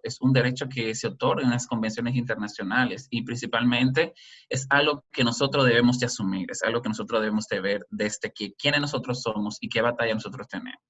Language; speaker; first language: Spanish; native; Spanish